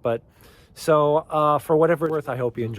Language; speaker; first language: English; native; English